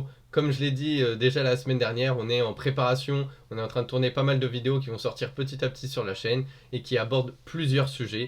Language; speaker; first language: French; native; French